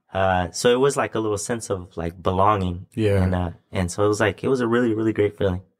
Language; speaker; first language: English; native; English